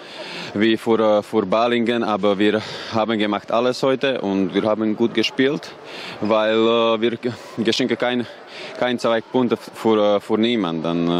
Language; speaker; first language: German; non-native, learner; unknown